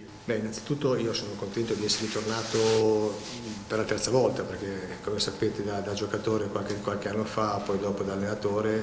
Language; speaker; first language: Italian; native; Italian